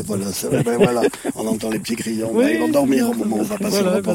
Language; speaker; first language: French; native; French